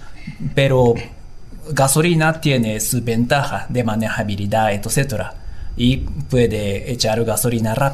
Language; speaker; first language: Spanish; non-native, learner; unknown